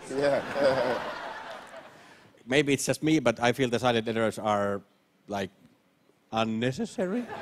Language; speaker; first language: English; non-native, fluent; Finnish